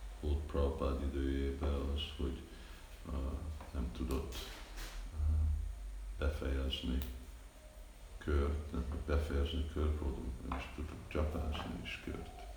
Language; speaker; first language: Hungarian; early bilingual, heritage; Hungarian